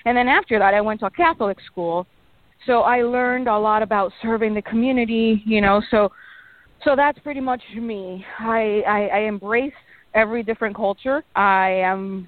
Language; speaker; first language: English; non-native, fluent; Spanish